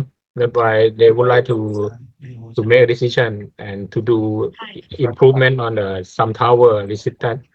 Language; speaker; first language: English; non-native, fluent; Thai